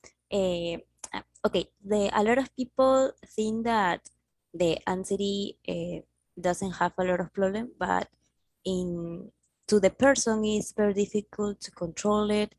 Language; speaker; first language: English; non-native, learner; Spanish